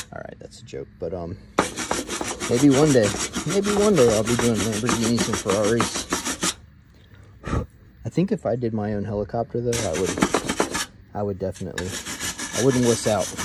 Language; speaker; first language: English; native; English